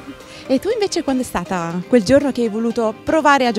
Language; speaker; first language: Italian; native; Italian